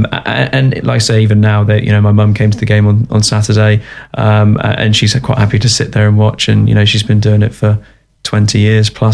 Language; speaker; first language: English; native; English